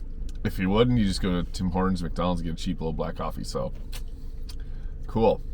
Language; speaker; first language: English; native; English